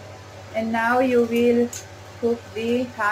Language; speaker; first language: English; non-native, local second language; Filipino